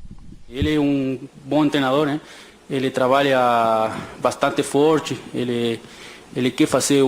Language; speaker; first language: Portuguese; non-native, fluent; Spanish